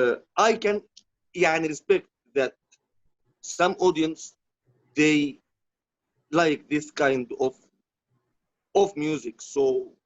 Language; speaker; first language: English; non-native, learner; Arabic